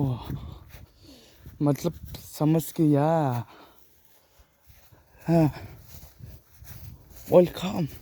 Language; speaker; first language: Hindi; non-native, local second language; Bodo